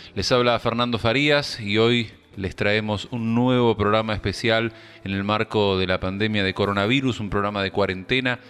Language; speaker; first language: Spanish; native; Spanish